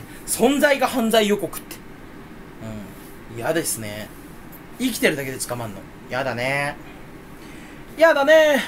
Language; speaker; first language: Japanese; native; Japanese